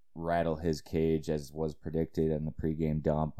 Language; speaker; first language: English; native; English